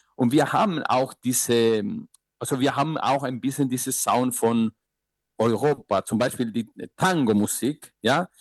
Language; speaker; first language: German; non-native, fluent; Spanish